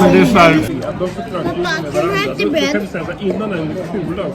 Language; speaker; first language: Swedish; native; Swedish